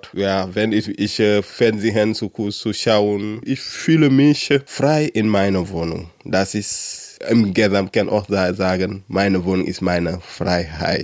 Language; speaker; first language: German; non-native, learner; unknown